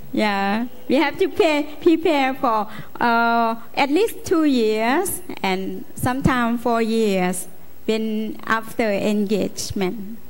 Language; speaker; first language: English; non-native, learner; Lao